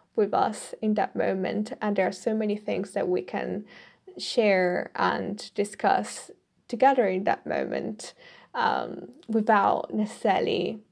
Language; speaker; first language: English; non-native, fluent; Italian